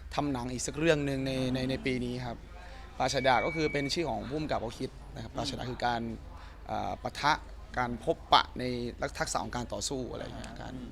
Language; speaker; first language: Thai; native; Thai